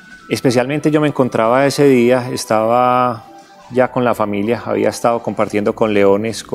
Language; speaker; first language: Spanish; native; Spanish